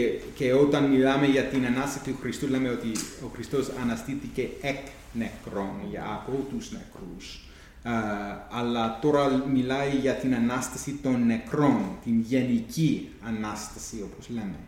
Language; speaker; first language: Greek; non-native, fluent; English